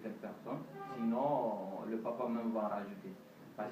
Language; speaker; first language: French; non-native, local second language; Bambara